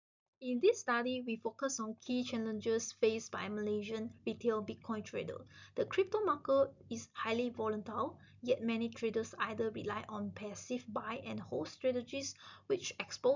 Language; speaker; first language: English; non-native, local second language; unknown